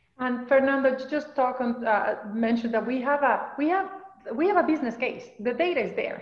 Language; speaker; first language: English; non-native, fluent; Spanish